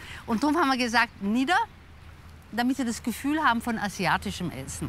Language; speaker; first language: German; native; German